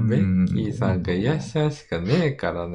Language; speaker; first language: Japanese; native; Japanese